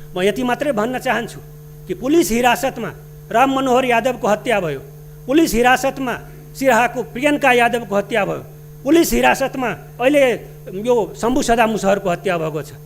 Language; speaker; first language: Nepali; non-native, local second language; Maithili